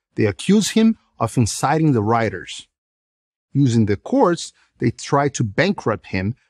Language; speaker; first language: English; non-native, fluent; Portuguese